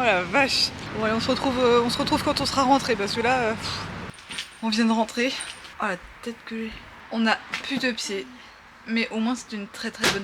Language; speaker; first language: French; native; French